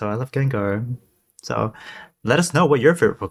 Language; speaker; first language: English; non-native, local second language; Cantonese